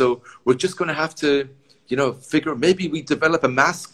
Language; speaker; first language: English; native; English